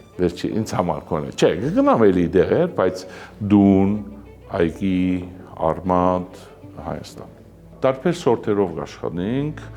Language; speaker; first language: Armenian; early bilingual, heritage; Armenian